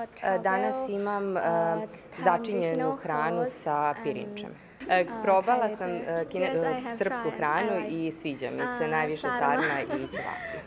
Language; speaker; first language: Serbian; non-native, learner; Thai